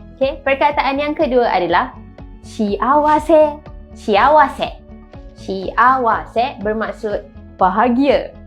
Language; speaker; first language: Malay; native; Malay